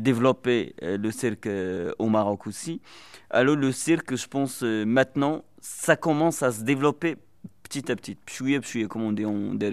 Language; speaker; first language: French; non-native, local second language; Arabic